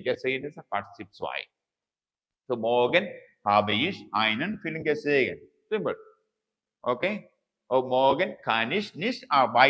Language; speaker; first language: German; non-native, fluent; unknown